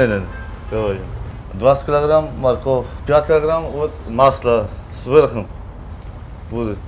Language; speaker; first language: Russian; non-native, local second language; Uzbek